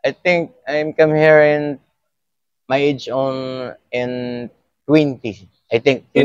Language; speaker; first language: English; non-native, learner; Filipino